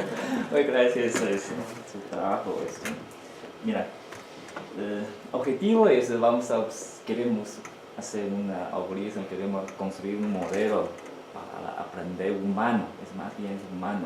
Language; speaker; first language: Spanish; non-native, learner; Chinese